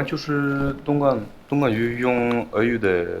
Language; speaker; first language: Chinese; early bilingual, heritage; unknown